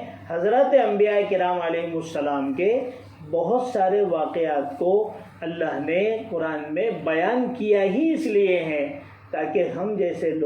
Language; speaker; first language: Urdu; native; Urdu